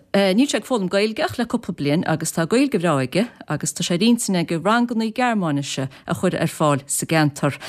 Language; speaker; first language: Irish; native; Irish